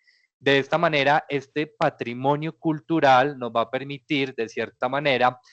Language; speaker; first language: Spanish; native; Spanish